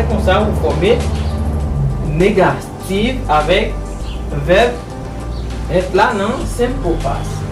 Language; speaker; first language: French; early bilingual, heritage; Haitian Creole